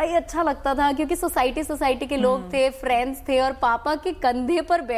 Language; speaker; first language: Hindi; native; Hindi